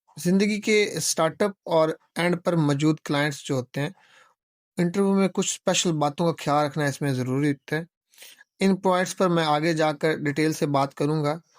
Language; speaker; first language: Urdu; non-native, local second language; Punjabi